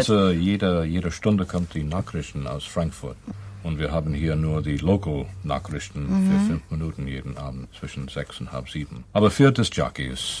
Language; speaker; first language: German; non-native, learner; English